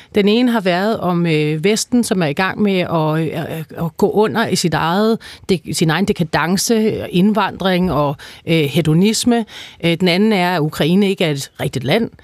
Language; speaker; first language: Danish; early bilingual, other home language; Persian